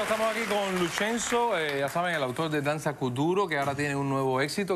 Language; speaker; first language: Spanish; native; Spanish